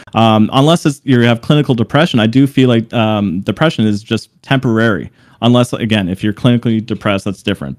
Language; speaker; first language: English; native; English